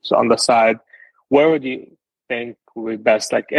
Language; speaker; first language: English; non-native, fluent; Arabic